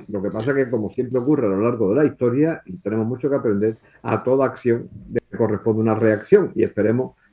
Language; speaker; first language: Spanish; native; Spanish